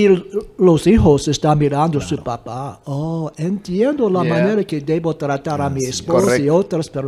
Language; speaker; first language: Spanish; non-native, fluent; English